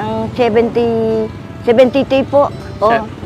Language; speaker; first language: Filipino; non-native, learner; Vietnamese